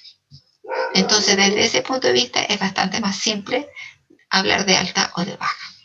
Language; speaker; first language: Spanish; native; Spanish